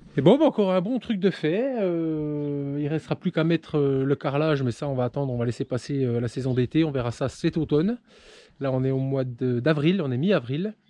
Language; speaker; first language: French; native; French